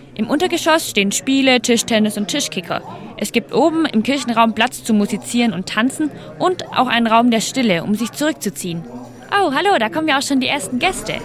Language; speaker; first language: German; native; German